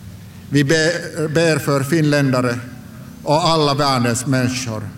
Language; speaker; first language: Swedish; non-native, local second language; Finnish